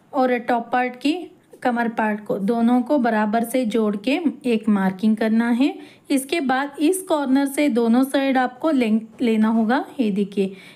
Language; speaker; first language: Hindi; non-native, local second language; Kannada